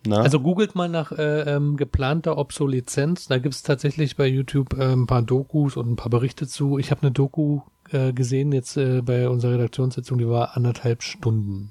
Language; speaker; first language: German; native; German